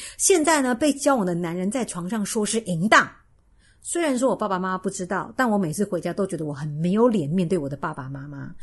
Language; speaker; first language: Chinese; native; Chinese